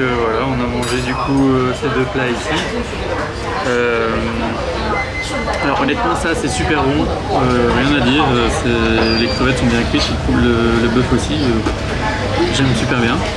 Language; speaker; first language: French; native; French